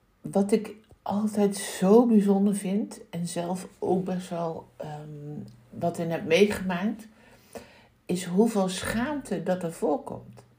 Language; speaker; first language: Dutch; native; Dutch